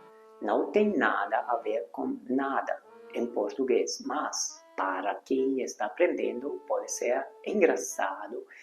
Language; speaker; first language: Portuguese; non-native, fluent; Hungarian